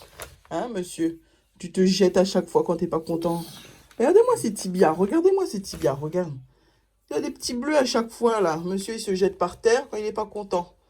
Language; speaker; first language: French; native; French